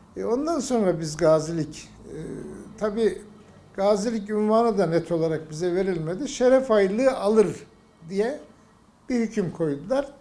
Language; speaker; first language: Turkish; native; Turkish